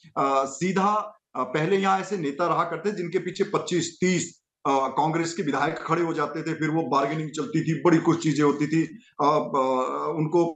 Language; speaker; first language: Hindi; native; Hindi